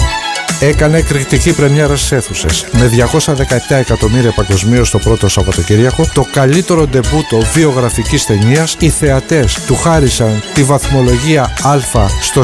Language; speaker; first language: Greek; native; Greek